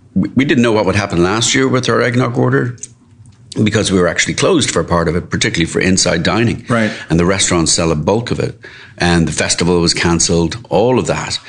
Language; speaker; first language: English; native; English